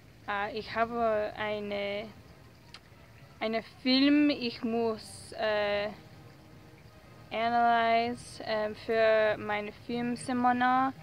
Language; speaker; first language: German; non-native, learner; English